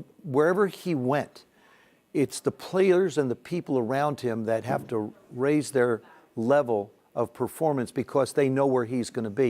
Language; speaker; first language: English; native; English